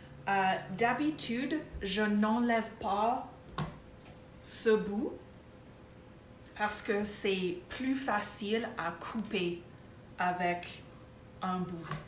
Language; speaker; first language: French; non-native, local second language; English